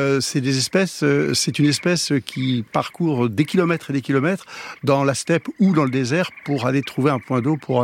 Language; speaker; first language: French; native; French